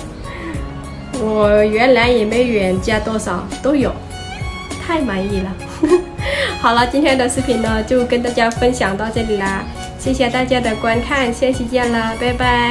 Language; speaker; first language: Chinese; non-native, fluent; Lao